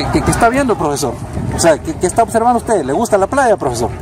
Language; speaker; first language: Spanish; native; Spanish